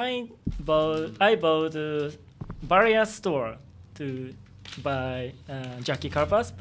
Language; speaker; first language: English; non-native, learner; Japanese